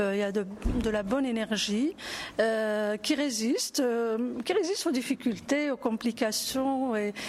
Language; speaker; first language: French; non-native, local second language; Arabic